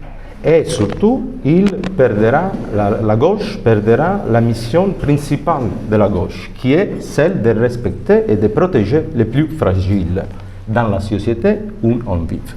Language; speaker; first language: French; non-native, fluent; Italian